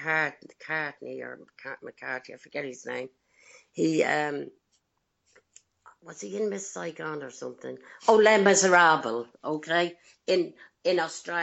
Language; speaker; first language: English; native; English